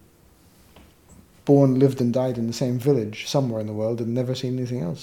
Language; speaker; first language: English; native; English